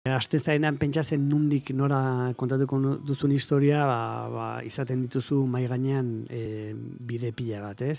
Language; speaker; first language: Basque; native; Basque